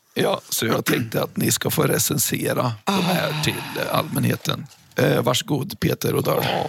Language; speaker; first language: Swedish; native; Swedish